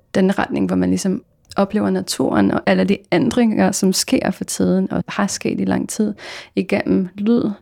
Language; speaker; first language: Danish; non-native, fluent; Polish